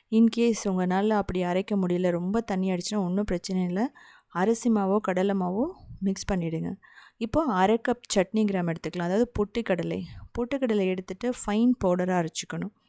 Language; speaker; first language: Tamil; native; Tamil